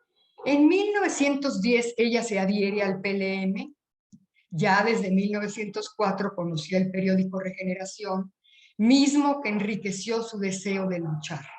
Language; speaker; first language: Spanish; native; Spanish